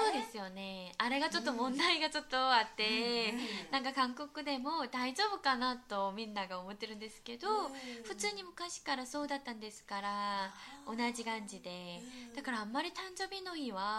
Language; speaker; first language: Japanese; non-native, fluent; Korean